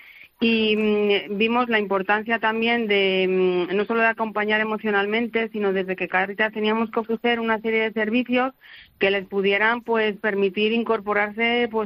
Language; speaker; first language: Spanish; native; Spanish